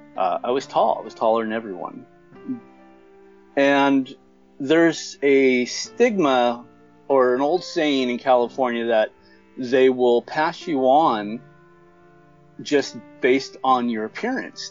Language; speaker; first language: English; native; English